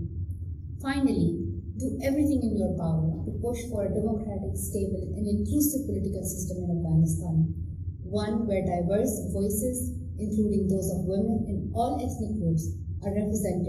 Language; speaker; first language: English; non-native, local second language; Pashto